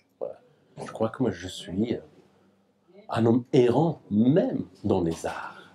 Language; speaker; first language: French; non-native, fluent; Persian